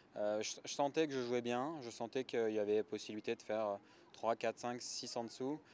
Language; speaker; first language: French; native; French